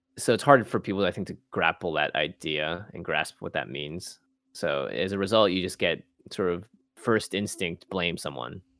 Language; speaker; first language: English; native; English